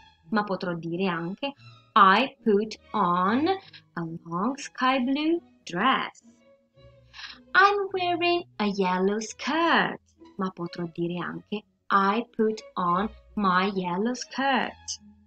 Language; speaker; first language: Italian; native; Italian